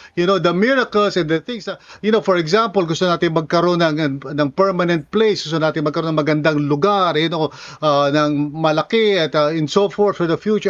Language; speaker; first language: English; non-native, local second language; Filipino